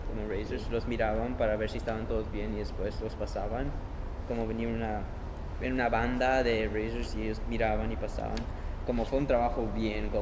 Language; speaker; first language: Spanish; early bilingual, heritage; Spanish